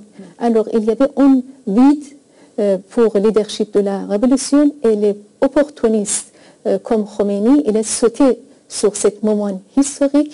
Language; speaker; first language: French; non-native, fluent; Persian